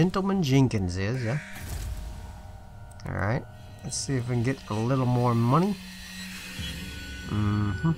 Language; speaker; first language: English; native; English